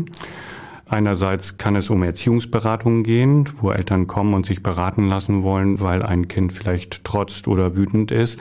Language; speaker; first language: German; native; German